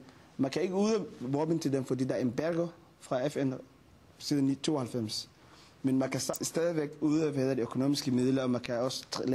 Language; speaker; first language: Danish; non-native, fluent; Somali